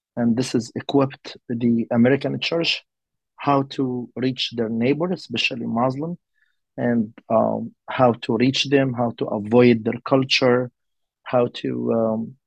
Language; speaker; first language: English; non-native, learner; Arabic